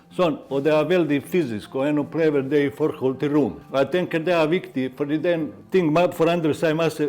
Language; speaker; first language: Norwegian; non-native, fluent; Bosnian